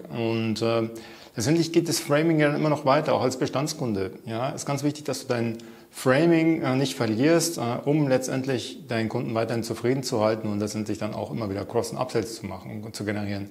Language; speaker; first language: German; native; German